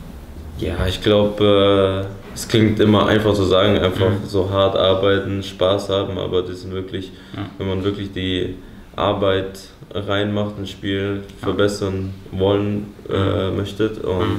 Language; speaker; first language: German; early bilingual, heritage; English